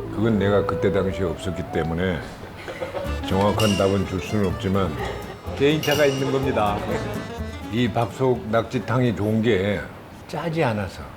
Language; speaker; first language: Korean; native; Korean